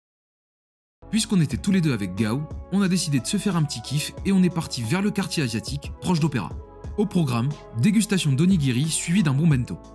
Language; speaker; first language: French; native; French